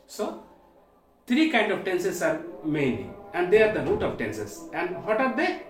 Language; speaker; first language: English; non-native, local second language; Bangla